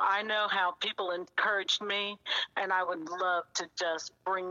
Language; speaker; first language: English; native; English